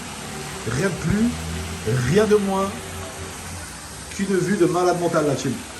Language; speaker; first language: French; native; French